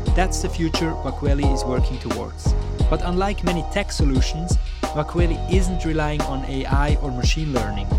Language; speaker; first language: English; non-native, fluent; German